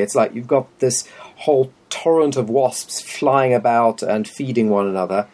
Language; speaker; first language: English; native; English